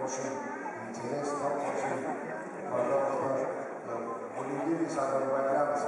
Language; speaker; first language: Russian; non-native, fluent; Azerbaijani